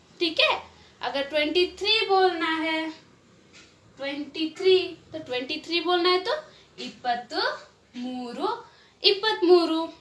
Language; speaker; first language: Hindi; native; Hindi